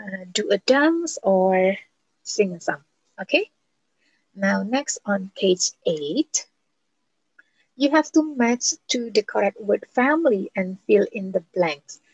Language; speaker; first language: English; non-native, fluent; Indonesian